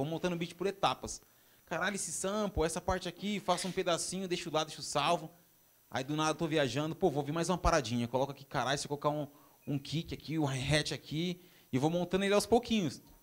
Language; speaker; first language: Portuguese; native; Portuguese